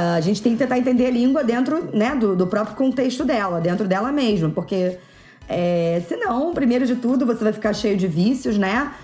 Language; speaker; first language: Portuguese; native; Portuguese